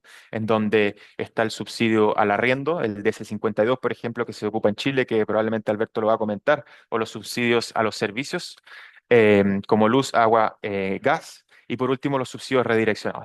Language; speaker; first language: Spanish; native; Spanish